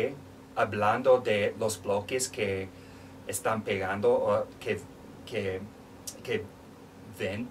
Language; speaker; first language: Spanish; non-native, fluent; English